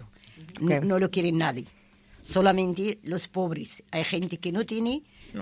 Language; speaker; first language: Spanish; non-native, learner; Arabic